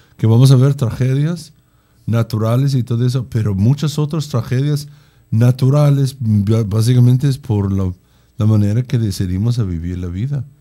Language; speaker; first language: Spanish; non-native, fluent; English